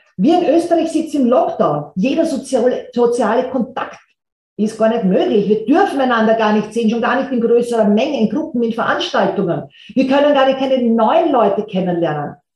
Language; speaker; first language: German; native; German